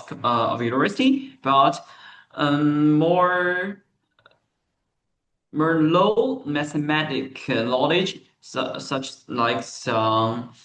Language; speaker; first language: English; non-native, learner; Chinese